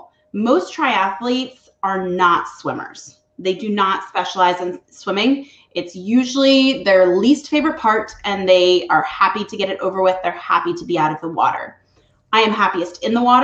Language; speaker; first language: English; native; English